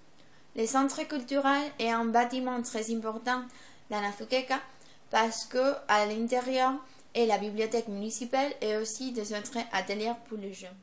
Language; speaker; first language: French; non-native, learner; Spanish